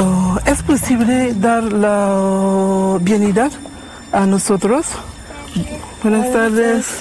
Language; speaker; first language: Spanish; non-native, learner; French